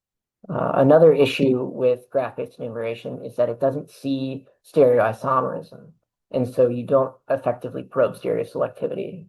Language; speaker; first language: English; native; English